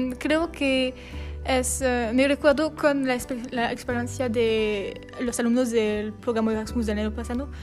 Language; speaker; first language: Spanish; non-native, learner; French